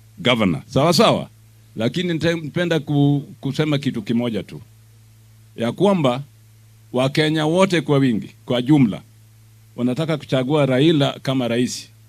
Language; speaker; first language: Swahili; non-native, local second language; Luo (Kenya and Tanzania)